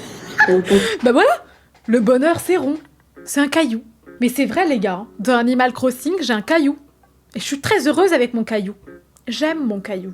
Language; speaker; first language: French; native; French